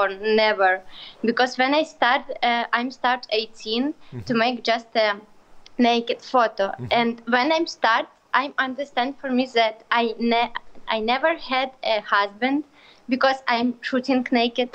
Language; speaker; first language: English; non-native, learner; Ukrainian